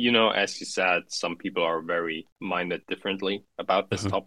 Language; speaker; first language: English; non-native, fluent; German